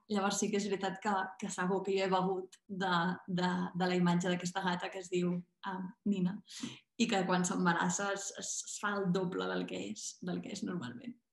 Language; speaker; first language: Catalan; native; Catalan